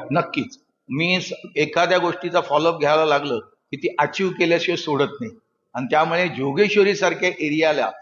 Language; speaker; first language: Marathi; native; Marathi